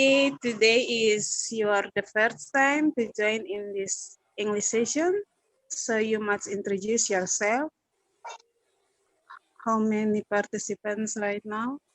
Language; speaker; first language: English; non-native, learner; Indonesian